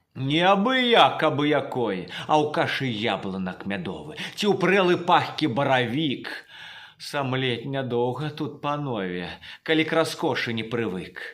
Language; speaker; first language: Belarusian; native; Belarusian